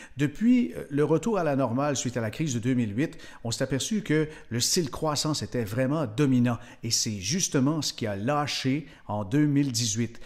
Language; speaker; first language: French; native; French